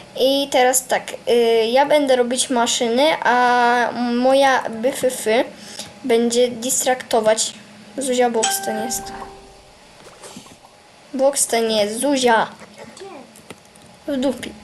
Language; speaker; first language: Polish; native; Polish